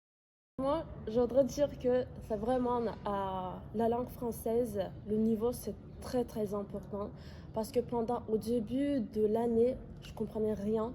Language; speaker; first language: French; non-native, fluent; Azerbaijani